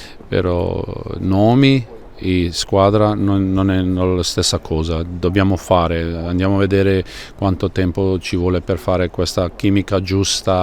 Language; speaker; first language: Italian; non-native, fluent; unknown